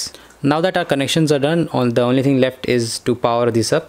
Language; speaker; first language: English; non-native, local second language; Hindi